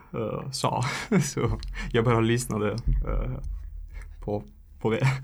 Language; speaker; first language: Swedish; non-native, fluent; Italian